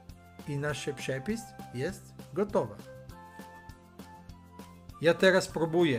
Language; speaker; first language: Polish; non-native, learner; Italian